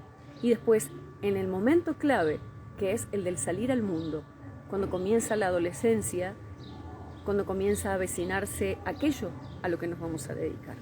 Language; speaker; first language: Spanish; native; Spanish